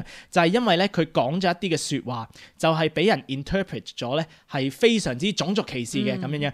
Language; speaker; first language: Cantonese; native; Cantonese